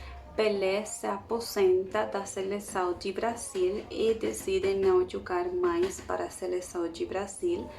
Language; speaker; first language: Portuguese; non-native, learner; Spanish